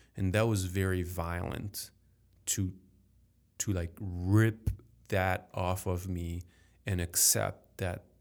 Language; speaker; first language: English; non-native, fluent; French